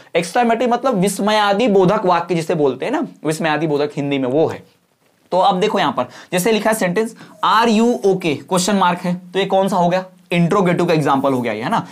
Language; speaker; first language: Hindi; non-native, local second language; Bhojpuri